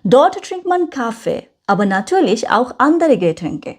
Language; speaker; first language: German; non-native, learner; Bangla